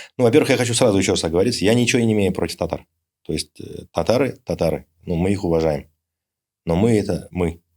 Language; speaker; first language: Russian; native; Russian